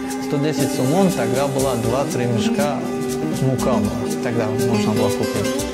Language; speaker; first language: Russian; non-native, local second language; Tajik